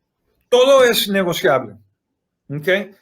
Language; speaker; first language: Spanish; early bilingual, heritage; Spanish